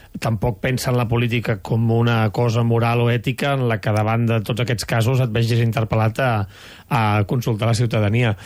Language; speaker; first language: Catalan; native; Catalan